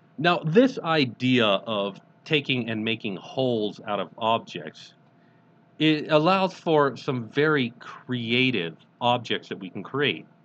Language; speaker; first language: English; native; English